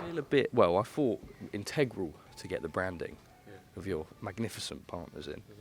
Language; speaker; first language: English; native; English